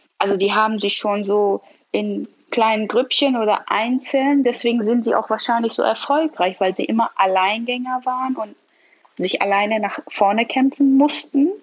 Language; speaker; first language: German; early bilingual, other home language; Persian